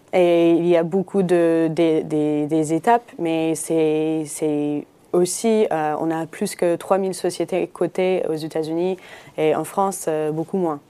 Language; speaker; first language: French; non-native, fluent; English